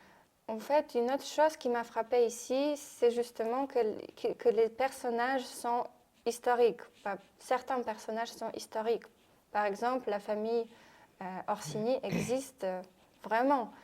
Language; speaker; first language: French; non-native, fluent; Polish